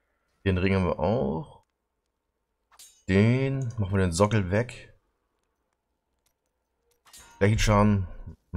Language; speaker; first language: German; native; German